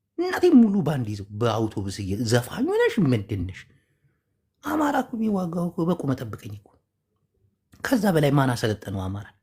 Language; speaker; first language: Amharic; non-native, local second language; Tigrinya